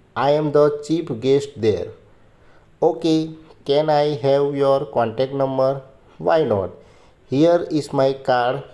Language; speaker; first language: English; non-native, local second language; Gujarati